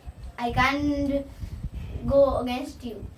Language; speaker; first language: English; non-native, local second language; Odia